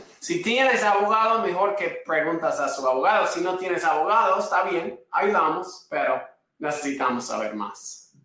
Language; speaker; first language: Spanish; non-native, fluent; English